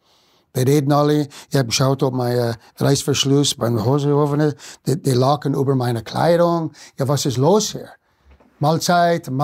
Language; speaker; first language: German; non-native, fluent; English